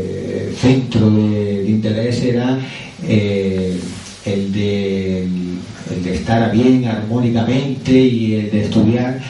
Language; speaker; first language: Spanish; native; Spanish